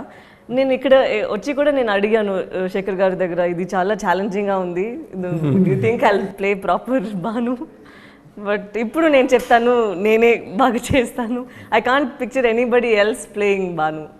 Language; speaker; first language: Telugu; non-native, learner; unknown